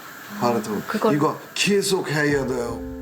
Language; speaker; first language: Korean; non-native, learner; Bangla